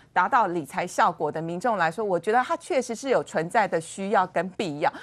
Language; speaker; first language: Chinese; native; Chinese